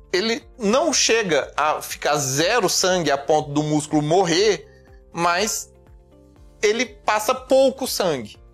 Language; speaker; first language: Portuguese; native; Portuguese